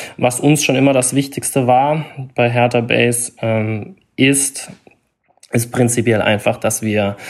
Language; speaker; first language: German; native; German